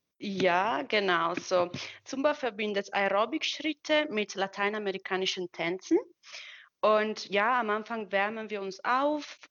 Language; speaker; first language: German; non-native, fluent; Italian